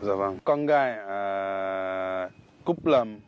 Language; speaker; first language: Vietnamese; non-native, learner; English